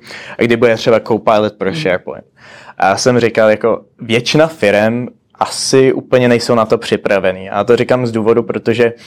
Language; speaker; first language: Czech; early bilingual, heritage; Czech